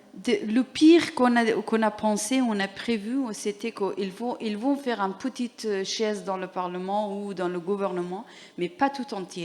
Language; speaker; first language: French; non-native, learner; Persian